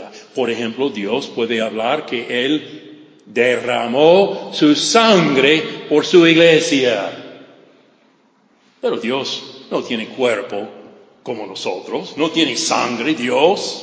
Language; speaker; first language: Spanish; non-native, fluent; English